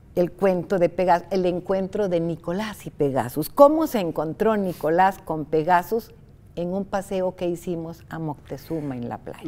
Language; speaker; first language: Spanish; native; Spanish